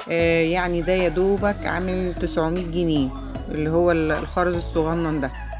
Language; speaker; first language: Arabic; native; Arabic